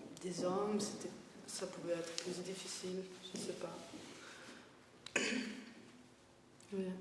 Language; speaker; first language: French; non-native, fluent; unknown